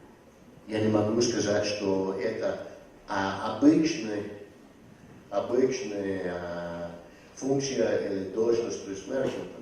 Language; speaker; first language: Russian; non-native, fluent; English